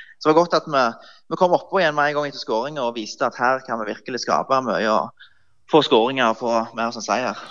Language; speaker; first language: Norwegian; native; Norwegian